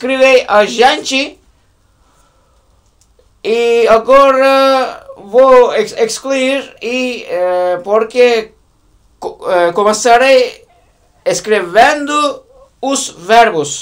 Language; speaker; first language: Portuguese; non-native, learner; Turkish